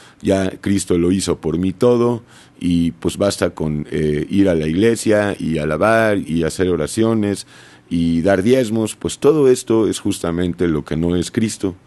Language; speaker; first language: Spanish; native; Spanish